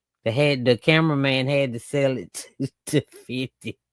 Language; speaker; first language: English; native; English